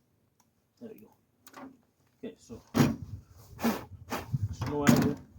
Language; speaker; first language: English; native; English